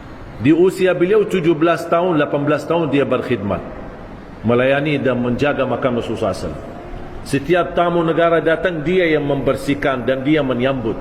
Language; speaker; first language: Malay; non-native, fluent; Arabic